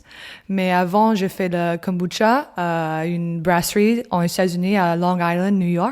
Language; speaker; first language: French; non-native, learner; English